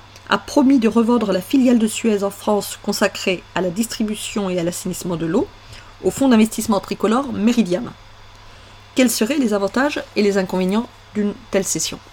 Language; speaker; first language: French; native; French